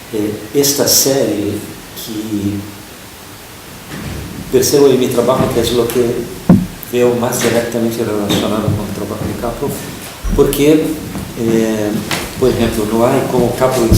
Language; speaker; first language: Spanish; non-native, fluent; Portuguese